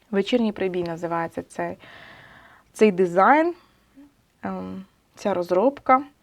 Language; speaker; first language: Ukrainian; non-native, local second language; Russian